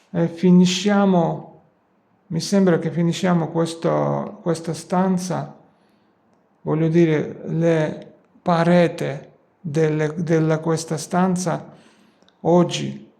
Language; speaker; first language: Italian; non-native, learner; Georgian